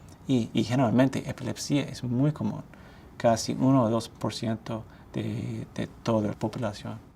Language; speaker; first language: Spanish; non-native, fluent; English